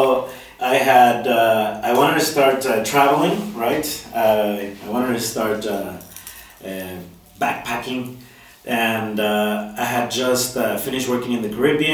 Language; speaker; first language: English; non-native, fluent; Spanish